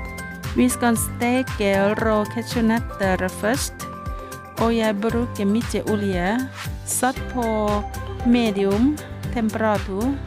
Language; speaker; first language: Norwegian; non-native, learner; Thai